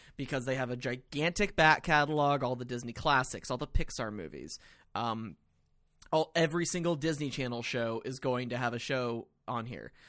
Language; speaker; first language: English; native; English